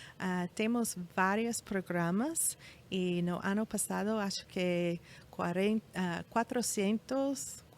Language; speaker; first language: Portuguese; non-native, fluent; English